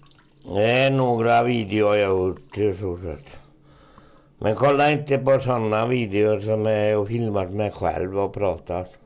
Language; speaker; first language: Swedish; non-native, local second language; Finnish